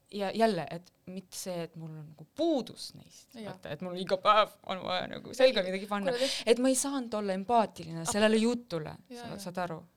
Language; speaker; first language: Estonian; non-native, local second language; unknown